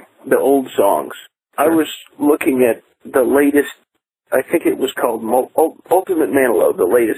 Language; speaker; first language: English; non-native, local second language; Filipino